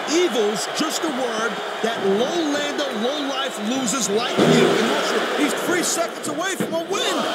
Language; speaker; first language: English; native; English